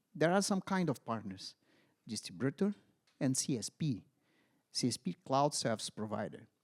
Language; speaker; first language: English; non-native, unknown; Portuguese